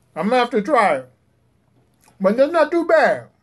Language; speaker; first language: English; native; English